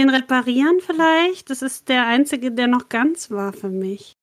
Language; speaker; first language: German; native; German